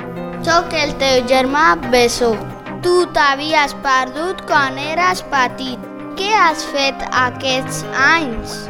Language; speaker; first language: Catalan; non-native, learner; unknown